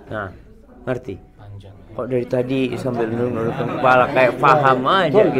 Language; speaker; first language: Indonesian; native; Indonesian